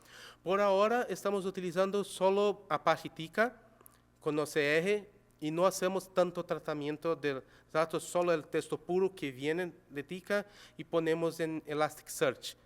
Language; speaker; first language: Spanish; non-native, local second language; Portuguese